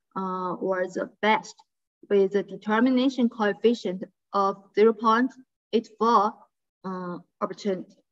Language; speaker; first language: English; non-native, fluent; Chinese